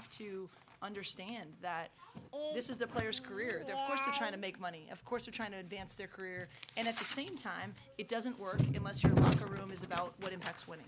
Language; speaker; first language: English; native; English